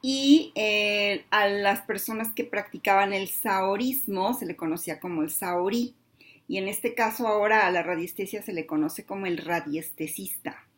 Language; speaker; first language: Spanish; native; Spanish